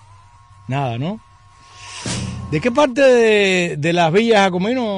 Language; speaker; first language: Spanish; native; Spanish